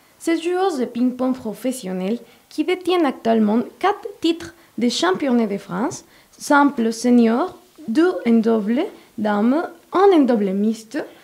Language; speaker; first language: French; non-native, fluent; Spanish